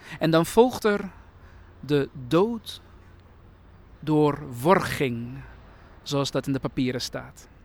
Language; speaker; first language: Dutch; early bilingual, other home language; Persian